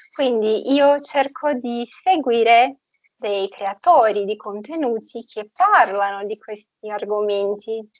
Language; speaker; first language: Italian; non-native, fluent; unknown